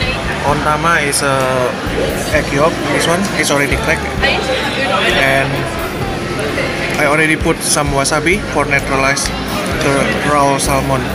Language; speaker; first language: English; non-native, learner; Indonesian